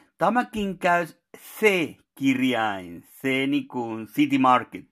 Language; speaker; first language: Finnish; non-native, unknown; Spanish